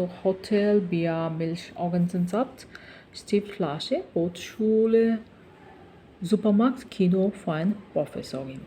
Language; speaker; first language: German; non-native, learner; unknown